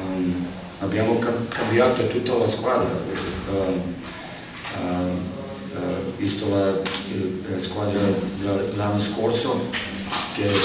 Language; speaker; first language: Italian; non-native, learner; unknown